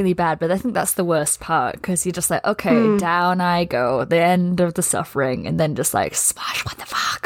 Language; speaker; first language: English; native; English